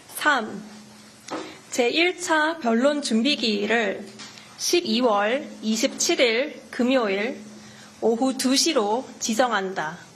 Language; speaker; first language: Korean; native; Korean